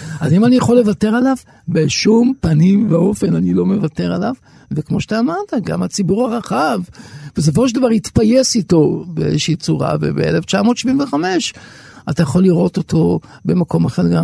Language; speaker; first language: Hebrew; native; Hebrew